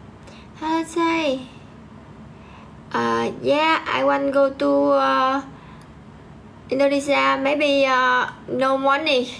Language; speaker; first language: English; non-native, learner; Vietnamese